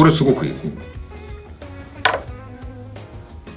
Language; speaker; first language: Japanese; native; Japanese